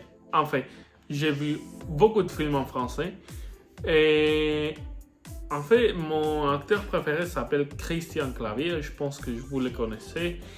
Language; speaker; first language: French; non-native, learner; Spanish